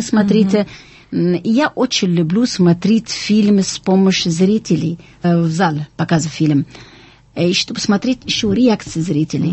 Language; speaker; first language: Russian; non-native, fluent; Arabic